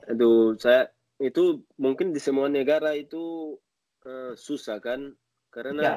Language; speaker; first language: Indonesian; non-native, learner; Portuguese